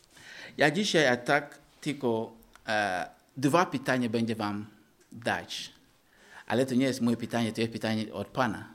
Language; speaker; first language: Polish; non-native, learner; Ukrainian